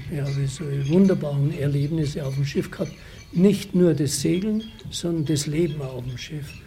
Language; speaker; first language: German; native; German